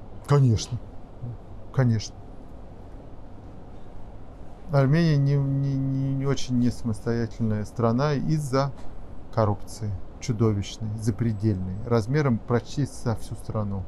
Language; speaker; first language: Russian; native; Russian